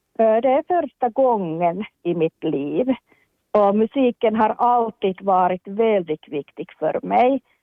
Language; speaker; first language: Swedish; non-native, local second language; Finnish